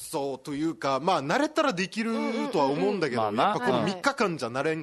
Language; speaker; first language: Japanese; native; Japanese